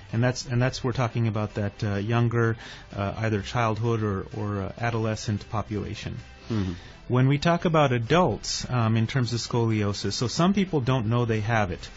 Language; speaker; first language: English; native; English